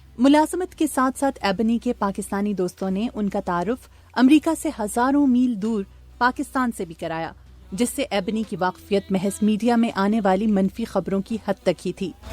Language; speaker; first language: Urdu; native; Urdu